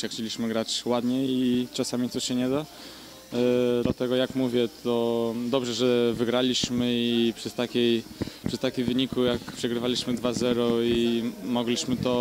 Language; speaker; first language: Polish; early bilingual, heritage; Polish